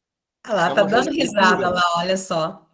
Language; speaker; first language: Portuguese; native; Portuguese